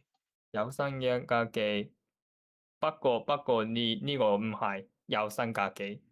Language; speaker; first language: Cantonese; non-native, learner; Japanese